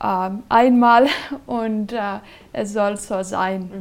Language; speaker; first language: German; non-native, fluent; Serbian